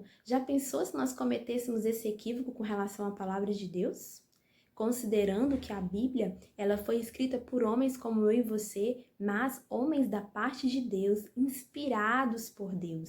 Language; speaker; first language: Portuguese; native; Portuguese